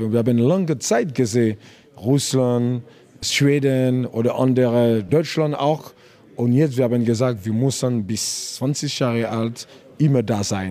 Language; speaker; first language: German; non-native, learner; French